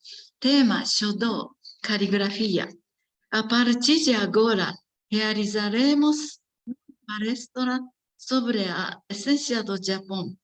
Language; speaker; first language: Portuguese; non-native, learner; Japanese